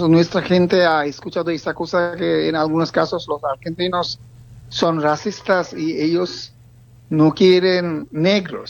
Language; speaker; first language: Spanish; non-native, fluent; Bangla